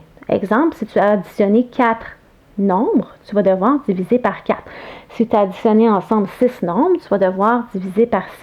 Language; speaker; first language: French; native; French